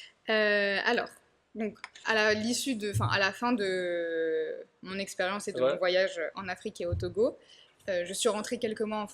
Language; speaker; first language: French; native; French